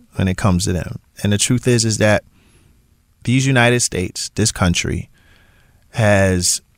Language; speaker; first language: English; native; English